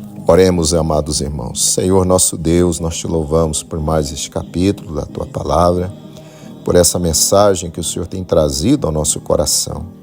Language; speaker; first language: Portuguese; native; Portuguese